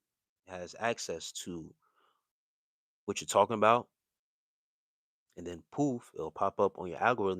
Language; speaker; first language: English; native; English